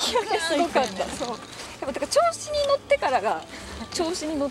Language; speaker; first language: Japanese; native; Japanese